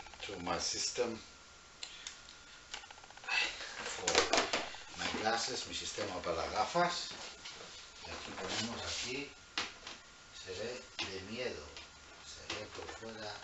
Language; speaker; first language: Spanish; early bilingual, heritage; Spanish